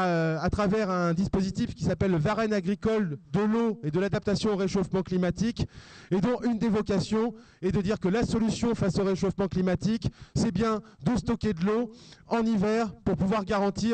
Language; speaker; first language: French; native; French